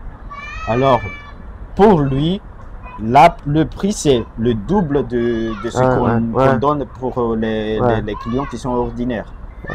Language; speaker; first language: French; non-native, fluent; Chinese